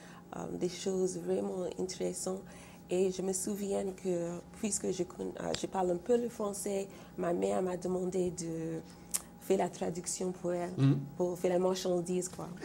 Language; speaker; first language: French; non-native, fluent; English